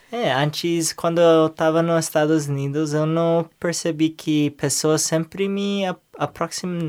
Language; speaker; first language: Portuguese; non-native, learner; English